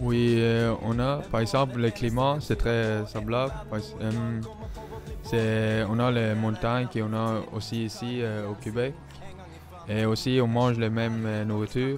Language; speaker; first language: French; non-native, learner; Norwegian